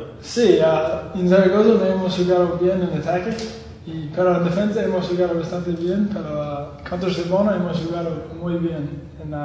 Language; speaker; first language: Spanish; non-native, learner; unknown